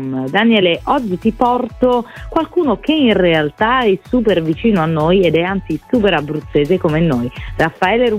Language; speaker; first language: Italian; native; Italian